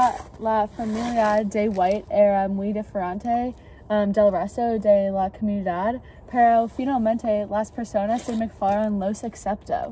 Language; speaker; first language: Spanish; non-native, learner; English